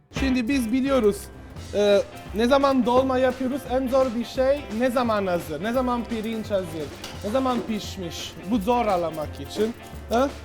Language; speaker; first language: Turkish; non-native, fluent; Italian